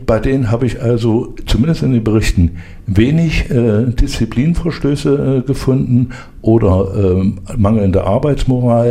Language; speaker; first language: German; native; German